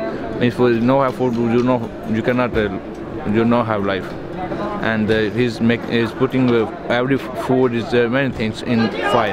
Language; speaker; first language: English; non-native, learner; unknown